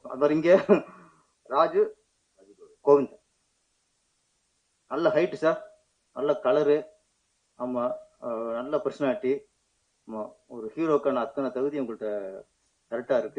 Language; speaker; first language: Tamil; native; Tamil